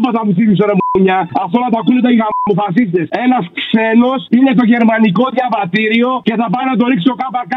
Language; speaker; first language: Greek; non-native, fluent; Arabic